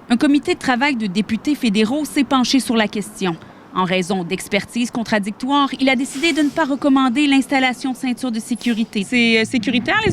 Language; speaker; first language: French; native; French